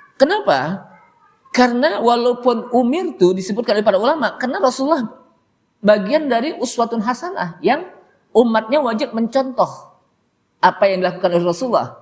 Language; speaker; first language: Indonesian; native; Indonesian